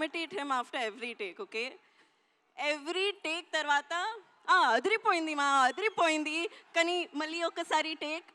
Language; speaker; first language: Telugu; non-native, learner; Hindi